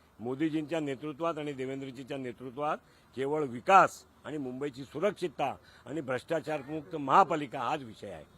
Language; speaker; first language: Marathi; non-native, local second language; Gujarati